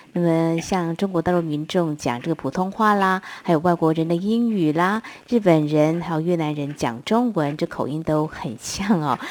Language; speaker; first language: Chinese; non-native, local second language; Min Nan Chinese